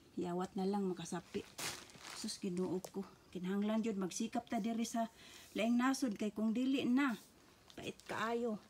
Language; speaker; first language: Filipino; non-native, local second language; Cebuano